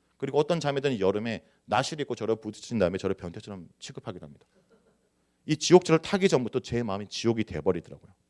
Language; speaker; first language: Korean; native; Korean